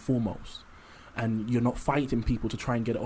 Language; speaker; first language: English; native; English